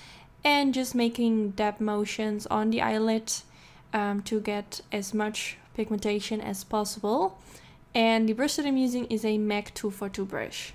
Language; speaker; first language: English; non-native, fluent; Dutch